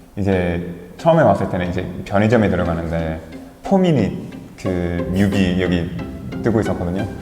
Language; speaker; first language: Korean; non-native, fluent; English